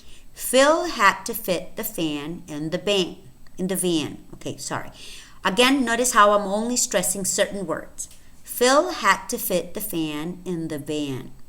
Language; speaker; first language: English; non-native, fluent; Spanish